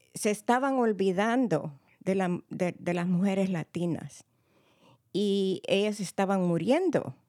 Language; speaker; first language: Spanish; early bilingual, heritage; Spanish